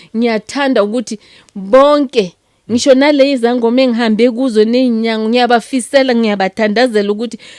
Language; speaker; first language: Zulu; native; Zulu